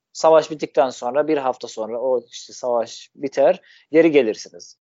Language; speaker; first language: Turkish; non-native, fluent; Arabic